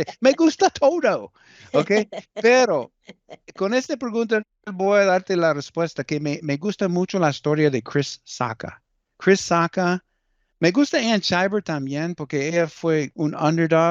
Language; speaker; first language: Spanish; early bilingual, heritage; Spanish